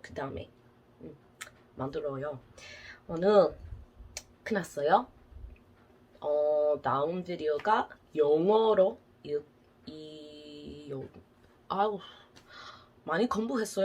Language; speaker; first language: Korean; non-native, learner; English